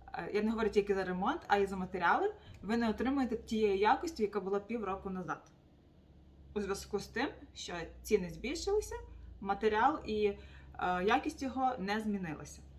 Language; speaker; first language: Ukrainian; native; Ukrainian